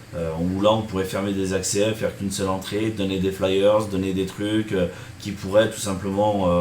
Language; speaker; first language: French; native; French